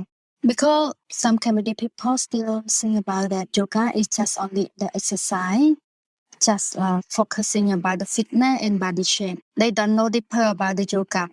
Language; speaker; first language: English; non-native, learner; Khmer